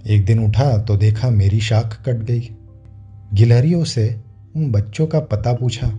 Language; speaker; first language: Hindi; non-native, local second language; Gujarati